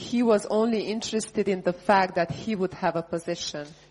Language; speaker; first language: English; non-native, fluent; Hungarian